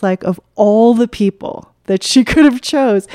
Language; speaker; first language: English; early bilingual, other home language; Chinese